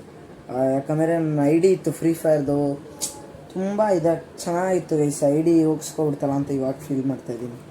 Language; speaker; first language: Kannada; native; Kannada